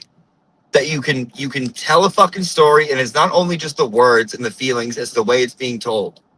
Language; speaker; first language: English; native; English